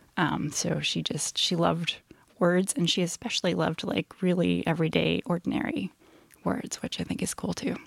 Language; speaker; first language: English; native; English